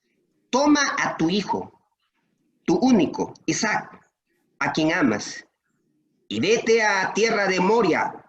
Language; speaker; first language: Spanish; native; Spanish